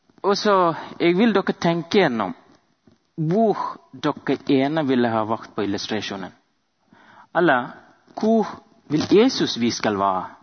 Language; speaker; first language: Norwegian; non-native, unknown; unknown